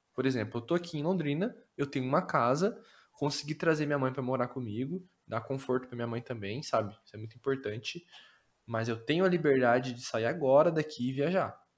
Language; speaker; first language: Portuguese; native; Portuguese